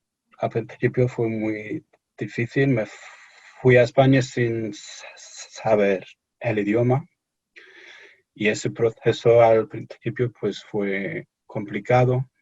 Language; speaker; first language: Spanish; non-native, fluent; English